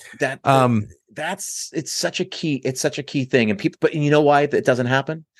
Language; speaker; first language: English; native; English